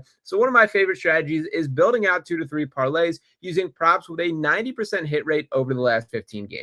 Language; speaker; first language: English; native; English